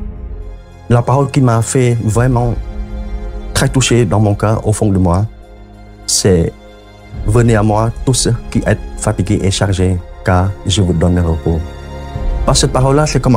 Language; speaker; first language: French; non-native, fluent; Khmer